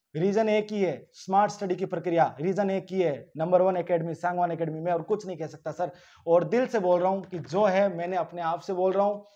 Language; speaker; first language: Hindi; native; Hindi